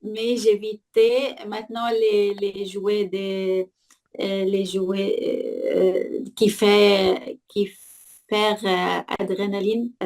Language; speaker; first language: French; non-native, learner; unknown